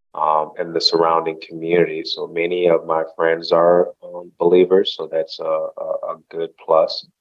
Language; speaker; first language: English; early bilingual, other home language; Haitian Creole